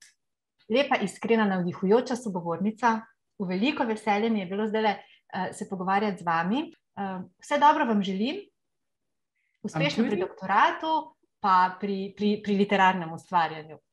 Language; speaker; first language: Slovenian; native; Slovenian